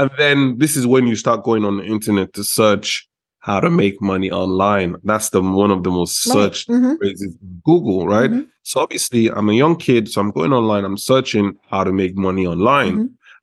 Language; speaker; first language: English; non-native, local second language; Yoruba